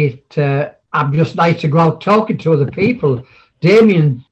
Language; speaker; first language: English; native; English